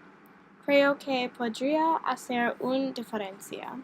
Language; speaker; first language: Spanish; non-native, learner; English